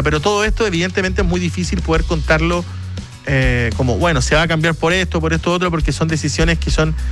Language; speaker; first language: Spanish; native; Spanish